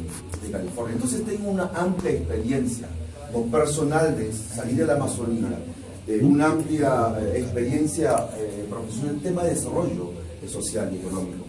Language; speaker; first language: Spanish; non-native, local second language; Shipibo-Conibo